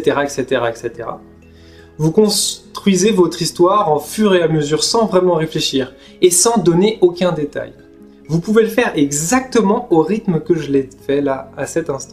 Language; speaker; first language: French; native; French